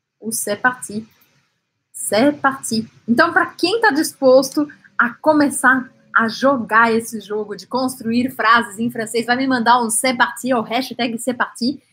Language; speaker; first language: Portuguese; native; Portuguese